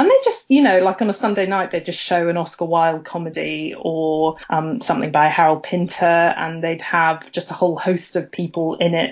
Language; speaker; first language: English; native; English